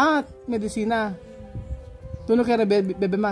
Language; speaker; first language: Spanish; non-native, learner; Filipino